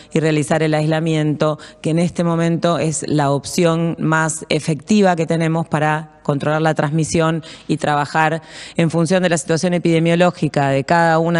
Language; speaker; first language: Spanish; native; Spanish